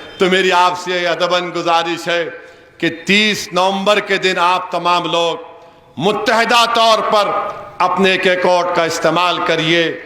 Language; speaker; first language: Urdu; native; Urdu